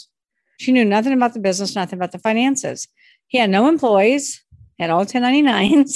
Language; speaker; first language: English; native; English